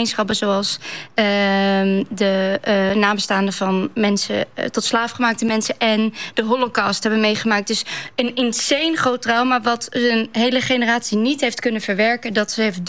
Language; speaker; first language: Dutch; non-native, local second language; Western Frisian